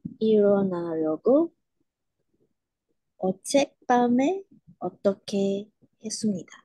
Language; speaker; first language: Korean; non-native, learner; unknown